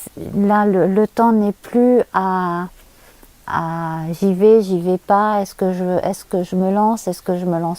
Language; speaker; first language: French; native; French